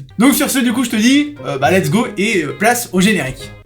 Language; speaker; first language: French; native; French